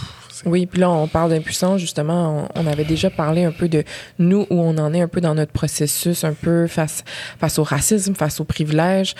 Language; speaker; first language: French; native; French